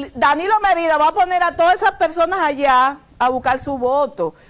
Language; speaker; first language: Spanish; native; Spanish